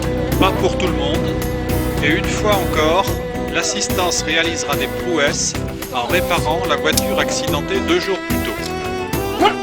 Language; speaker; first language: French; native; French